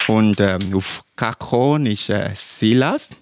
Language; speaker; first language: German; non-native, learner; English